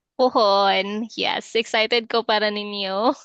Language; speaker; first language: Cebuano; native; Cebuano